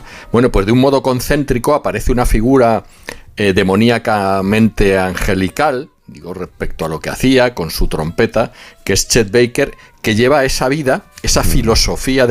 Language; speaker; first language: Spanish; native; Spanish